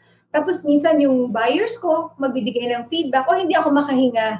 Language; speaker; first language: Filipino; non-native, local second language; Iloko